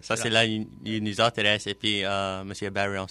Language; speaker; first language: French; non-native, local second language; English